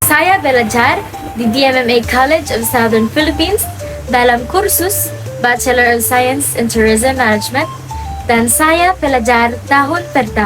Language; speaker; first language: Indonesian; non-native, learner; Filipino